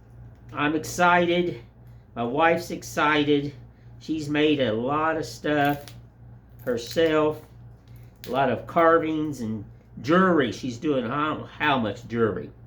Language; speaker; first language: English; native; English